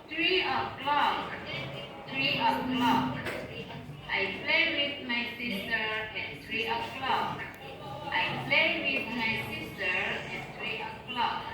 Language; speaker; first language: English; non-native, fluent; Indonesian